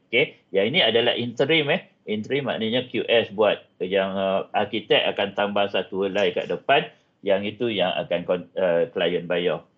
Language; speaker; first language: Malay; native; Malay